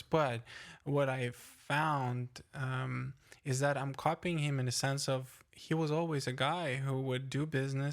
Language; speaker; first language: English; non-native, fluent; Ukrainian